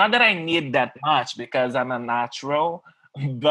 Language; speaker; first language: English; non-native, fluent; Portuguese